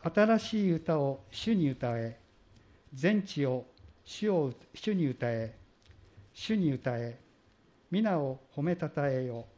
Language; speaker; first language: Japanese; native; Japanese